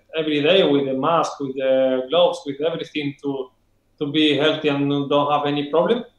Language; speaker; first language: English; non-native, learner; Spanish